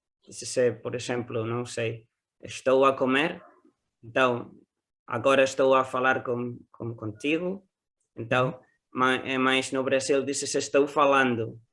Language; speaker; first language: Portuguese; non-native, learner; Spanish